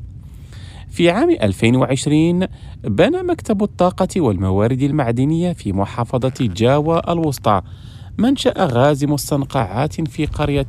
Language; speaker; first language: Arabic; non-native, fluent; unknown